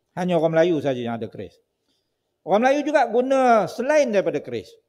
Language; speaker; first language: Malay; native; Malay